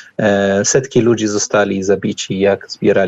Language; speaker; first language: Polish; non-native, learner; Arabic